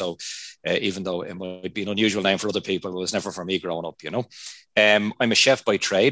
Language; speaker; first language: English; non-native, local second language; Irish